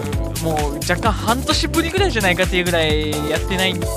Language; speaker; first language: Japanese; native; Japanese